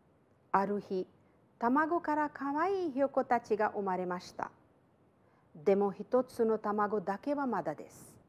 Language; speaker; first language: Japanese; non-native, fluent; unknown